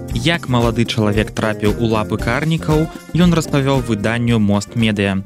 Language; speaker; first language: Belarusian; native; Belarusian